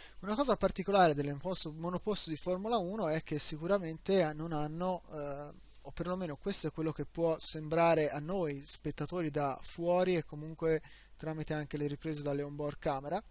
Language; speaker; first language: Italian; native; Italian